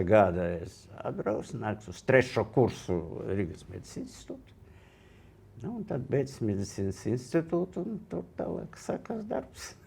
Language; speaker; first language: Latvian; non-native, local second language; Russian